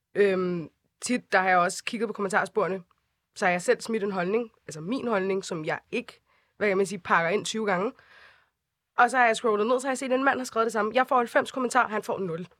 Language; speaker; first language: Danish; early bilingual, other home language; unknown